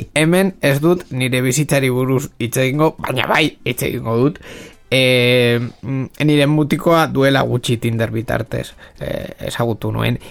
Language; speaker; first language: Basque; non-native, local second language; Spanish